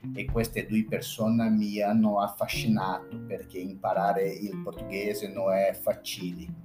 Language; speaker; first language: Italian; non-native, learner; Portuguese